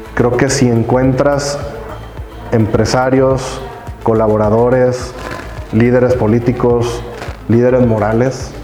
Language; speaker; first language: Spanish; native; Spanish